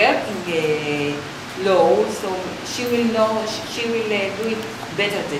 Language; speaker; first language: English; non-native, fluent; Hebrew